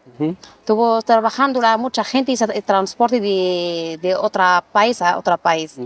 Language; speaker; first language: Spanish; non-native, learner; Arabic